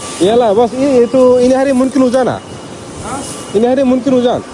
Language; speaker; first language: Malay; non-native, learner; Bangla